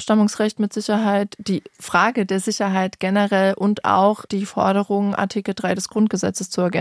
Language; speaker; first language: German; native; German